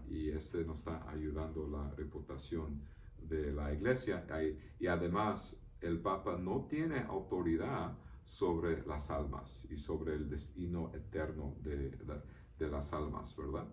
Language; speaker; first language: Spanish; early bilingual, heritage; Spanish